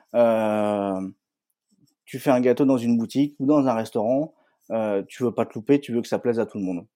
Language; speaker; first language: French; native; French